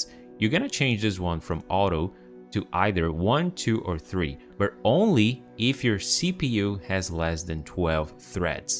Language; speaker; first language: English; non-native, fluent; Portuguese